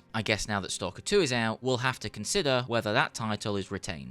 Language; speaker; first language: English; native; English